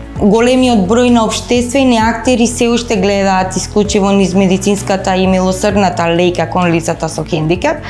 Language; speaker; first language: Macedonian; native; Macedonian